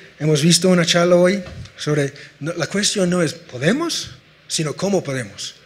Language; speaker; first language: Spanish; non-native, fluent; English